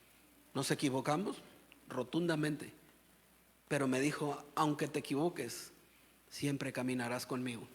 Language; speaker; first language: Spanish; native; Spanish